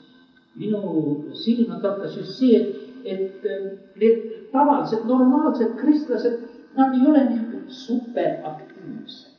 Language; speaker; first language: Finnish; non-native, learner; Estonian